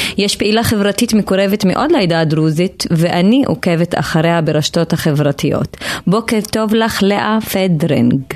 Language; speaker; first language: Hebrew; non-native, local second language; Arabic